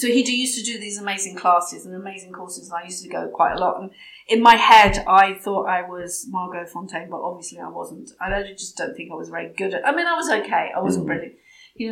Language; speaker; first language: English; native; English